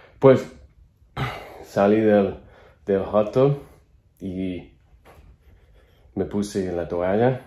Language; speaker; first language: Spanish; non-native, fluent; English